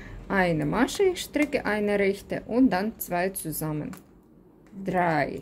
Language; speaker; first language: German; non-native, learner; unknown